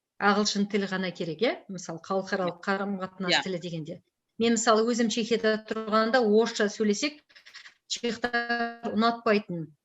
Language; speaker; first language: Kazakh; native; Kazakh